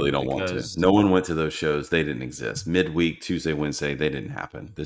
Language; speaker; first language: English; native; English